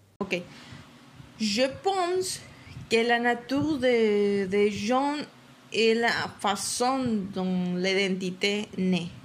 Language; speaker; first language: French; non-native, learner; Spanish